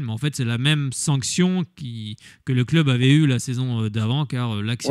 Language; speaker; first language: French; native; French